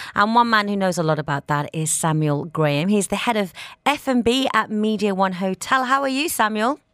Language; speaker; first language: English; native; English